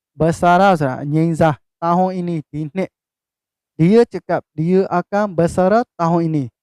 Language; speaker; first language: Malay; non-native, fluent; Burmese